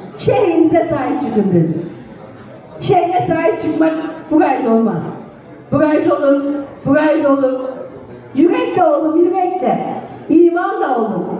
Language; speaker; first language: Turkish; native; Turkish